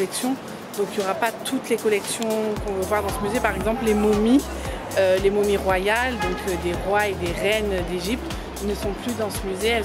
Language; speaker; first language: French; native; French